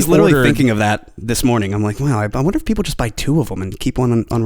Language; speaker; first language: English; native; English